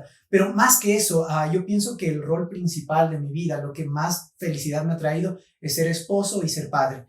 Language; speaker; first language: Spanish; native; Spanish